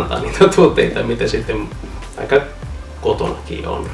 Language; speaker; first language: Finnish; non-native, fluent; Italian